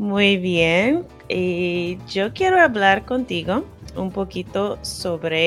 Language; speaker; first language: Spanish; non-native, fluent; English